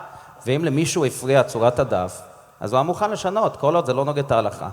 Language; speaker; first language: Hebrew; non-native, fluent; English